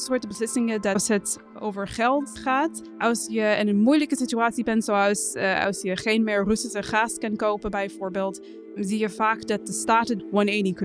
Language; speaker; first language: Dutch; non-native, fluent; English